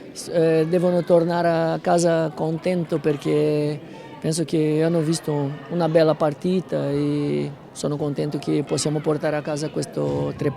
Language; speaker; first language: Italian; non-native, fluent; Spanish